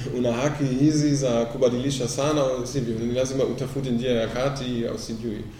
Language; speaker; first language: Swahili; non-native, fluent; German